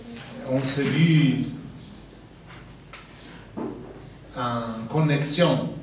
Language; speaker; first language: French; non-native, fluent; Italian